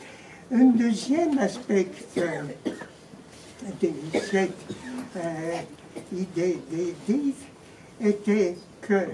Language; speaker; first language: French; non-native, fluent; Greek